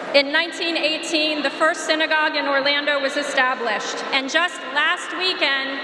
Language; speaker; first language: English; native; English